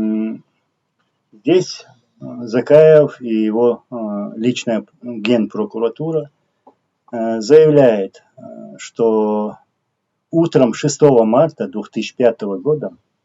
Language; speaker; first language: Russian; non-native, local second language; Chechen